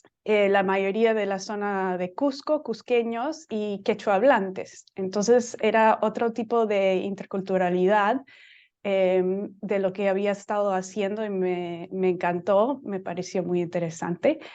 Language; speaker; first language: Spanish; non-native, fluent; English